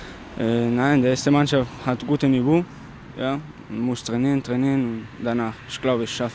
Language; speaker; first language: German; non-native, learner; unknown